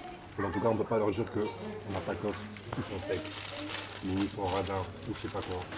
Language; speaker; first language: French; native; French